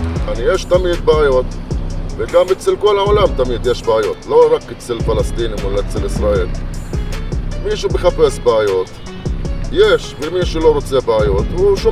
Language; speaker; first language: Hebrew; non-native, local second language; Arabic